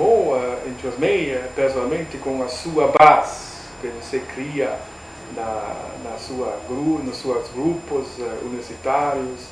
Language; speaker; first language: Portuguese; non-native, learner; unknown